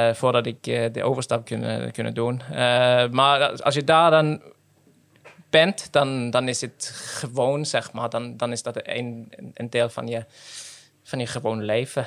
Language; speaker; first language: Dutch; non-native, fluent; Norwegian